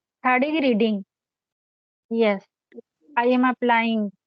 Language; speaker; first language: English; non-native, learner; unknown